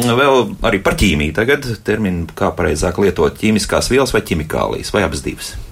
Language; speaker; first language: Latvian; native; Latvian